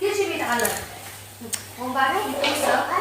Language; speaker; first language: Arabic; native; Arabic